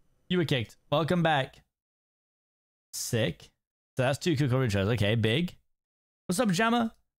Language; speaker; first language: English; native; English